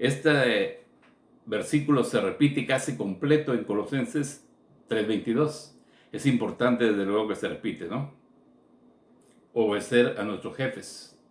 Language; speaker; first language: Spanish; native; Spanish